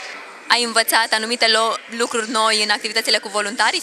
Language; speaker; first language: Romanian; native; Romanian